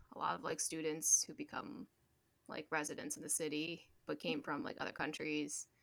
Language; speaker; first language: English; native; English